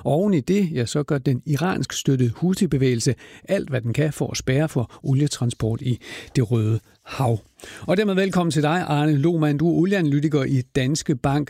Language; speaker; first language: Danish; native; Danish